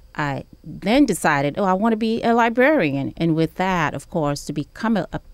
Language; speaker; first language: English; early bilingual, other home language; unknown